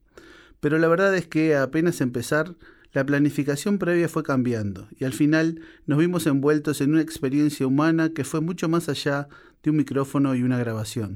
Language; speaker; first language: Spanish; native; Spanish